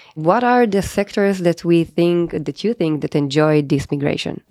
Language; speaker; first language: English; non-native, fluent; Hebrew